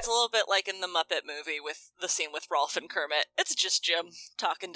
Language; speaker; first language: English; native; English